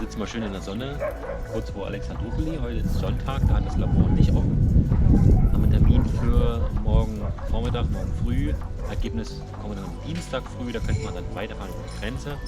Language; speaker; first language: German; native; German